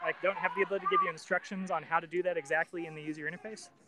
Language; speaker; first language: English; native; English